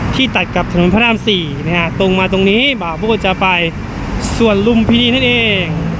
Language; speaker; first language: Thai; non-native, fluent; Lao